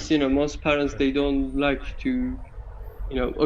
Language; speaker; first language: English; non-native, learner; Persian